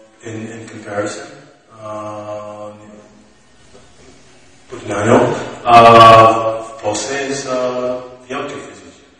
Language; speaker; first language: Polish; non-native, learner; English